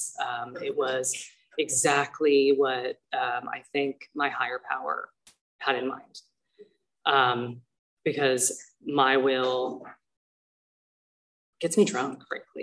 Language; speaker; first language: English; native; English